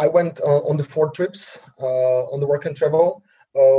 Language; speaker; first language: English; non-native, learner; Slovak